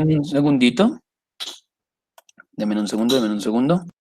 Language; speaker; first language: Spanish; native; Spanish